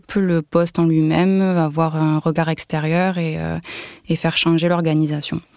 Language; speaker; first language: French; native; French